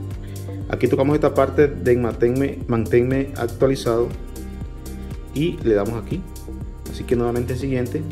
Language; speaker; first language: Spanish; native; Spanish